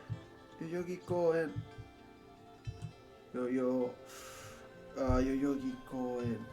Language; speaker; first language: Japanese; non-native, learner; English